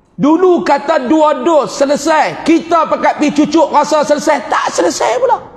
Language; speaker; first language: Malay; native; Malay